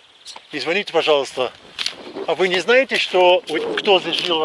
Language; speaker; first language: Russian; non-native, learner; English